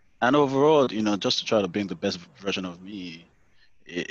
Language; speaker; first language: English; non-native, local second language; Yoruba